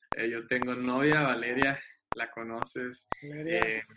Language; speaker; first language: Spanish; native; Spanish